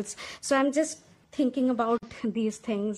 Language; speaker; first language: English; non-native, local second language; Bangla